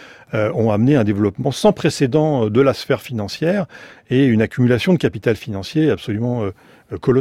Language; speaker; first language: French; native; French